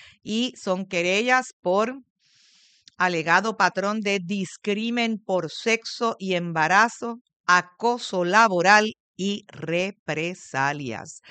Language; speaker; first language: Spanish; native; Spanish